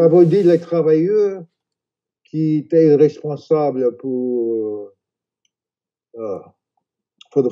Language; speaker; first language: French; non-native, fluent; English